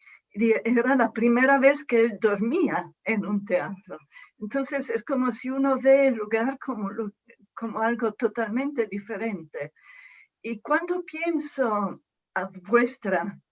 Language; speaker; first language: Spanish; non-native, fluent; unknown